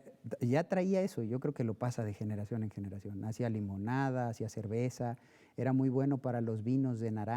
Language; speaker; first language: Spanish; native; Spanish